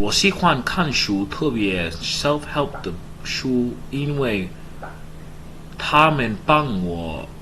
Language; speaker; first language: Chinese; non-native, learner; English